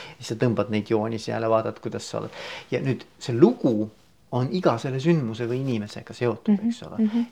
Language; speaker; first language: Estonian; native; Estonian